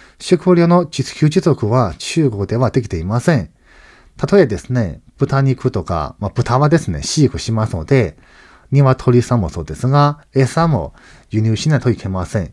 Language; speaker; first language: Japanese; non-native, fluent; Chinese